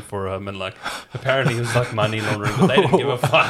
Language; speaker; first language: English; native; English